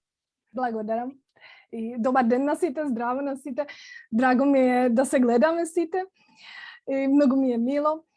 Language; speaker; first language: Macedonian; non-native, fluent; Czech